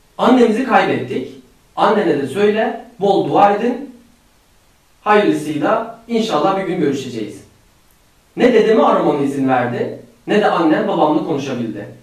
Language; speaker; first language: Turkish; non-native, fluent; Uyghur